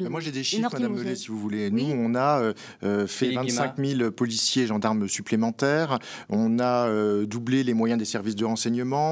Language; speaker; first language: French; native; French